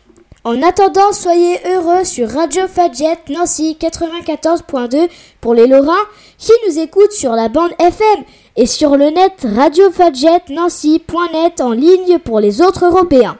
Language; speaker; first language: French; native; French